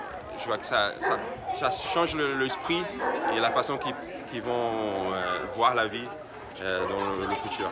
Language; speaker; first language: French; non-native, fluent; Portuguese